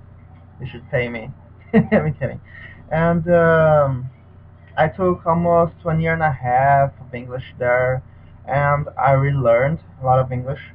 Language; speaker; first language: English; non-native, learner; Portuguese